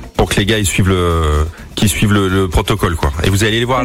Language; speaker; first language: French; native; French